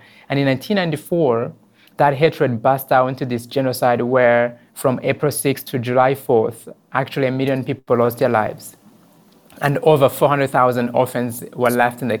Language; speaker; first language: English; non-native, local second language; Kinyarwanda